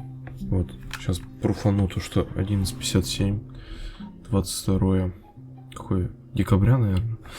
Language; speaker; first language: Russian; native; Russian